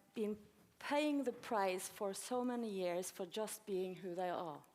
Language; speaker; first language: English; non-native, fluent; Norwegian